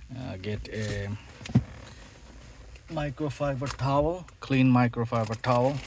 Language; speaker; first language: English; non-native, fluent; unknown